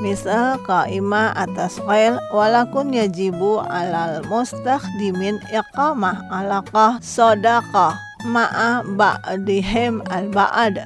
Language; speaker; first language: Arabic; non-native, fluent; Indonesian